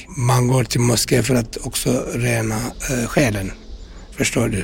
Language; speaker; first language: Swedish; non-native, fluent; Turkish